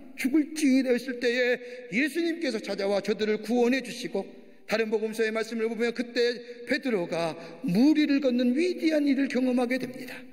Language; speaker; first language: Korean; native; Korean